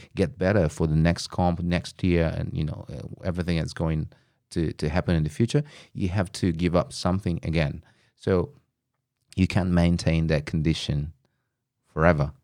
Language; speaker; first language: English; non-native, fluent; Italian